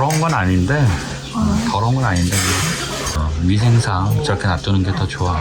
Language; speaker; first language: Korean; native; Korean